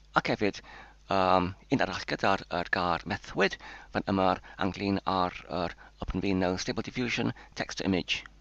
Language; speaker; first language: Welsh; non-native, local second language; English